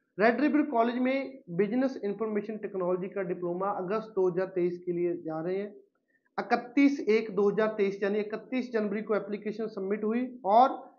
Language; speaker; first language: Hindi; non-native, local second language; Punjabi